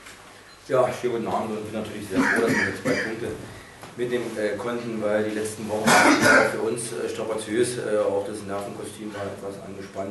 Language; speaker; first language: German; native; German